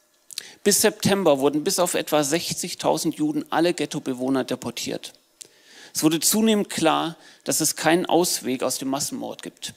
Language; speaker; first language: German; native; German